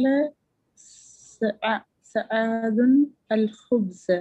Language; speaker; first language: Arabic; non-native, learner; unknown